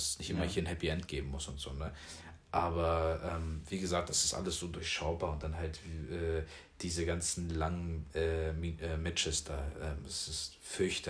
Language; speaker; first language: German; native; German